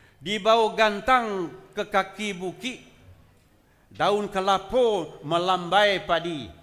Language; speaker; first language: Malay; native; Malay